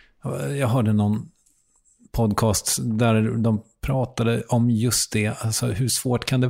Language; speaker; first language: Swedish; native; Swedish